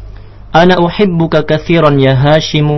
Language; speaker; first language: Arabic; non-native, learner; Indonesian